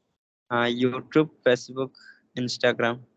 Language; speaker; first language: English; non-native, learner; Hindi